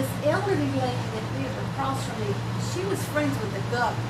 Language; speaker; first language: English; native; English